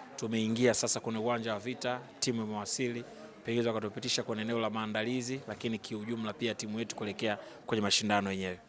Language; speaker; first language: Swahili; native; Swahili